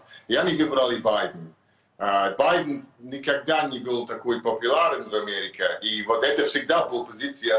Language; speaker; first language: Russian; non-native, fluent; English